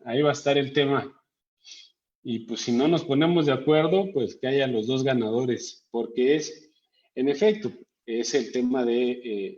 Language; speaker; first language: Spanish; native; Spanish